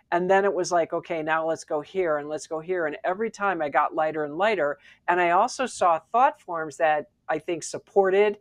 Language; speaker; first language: English; native; English